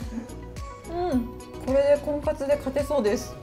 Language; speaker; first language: Japanese; native; Japanese